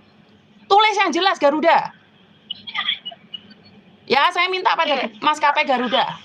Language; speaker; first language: Indonesian; native; Indonesian